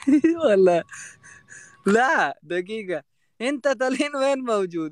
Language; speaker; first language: Arabic; non-native, learner; Pashto